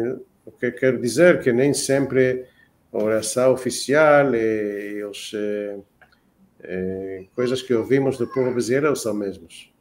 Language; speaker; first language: Portuguese; non-native, fluent; Hebrew